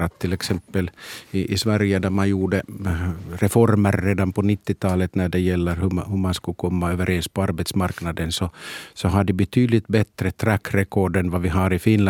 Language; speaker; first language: Swedish; native; Swedish